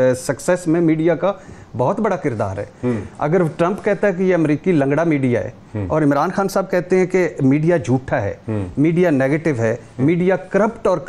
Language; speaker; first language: Urdu; native; Urdu